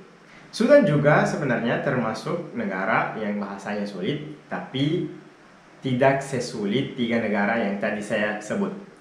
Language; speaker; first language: Indonesian; non-native, fluent; Arabic